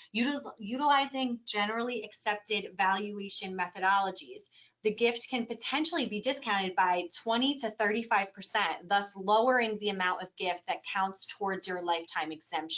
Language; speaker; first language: English; native; English